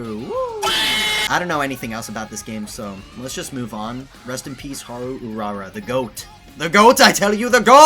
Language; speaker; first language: English; native; English